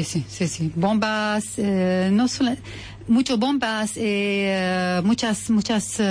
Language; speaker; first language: Spanish; non-native, learner; Arabic